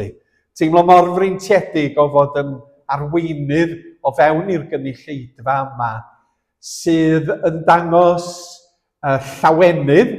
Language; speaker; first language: Welsh; native; Welsh